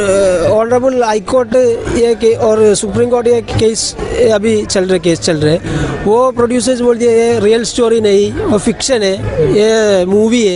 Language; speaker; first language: Hindi; non-native, local second language; Malayalam